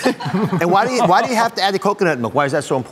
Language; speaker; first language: English; native; English